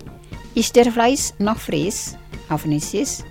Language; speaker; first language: German; non-native, fluent; Indonesian